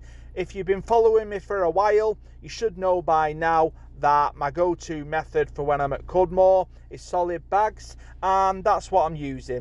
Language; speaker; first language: English; native; English